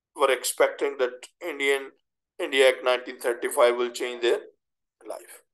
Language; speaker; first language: English; non-native, local second language; Urdu